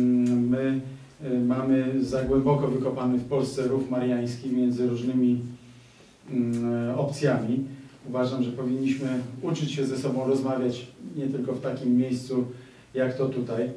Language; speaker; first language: Polish; native; Polish